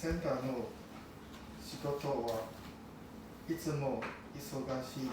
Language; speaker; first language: Japanese; non-native, learner; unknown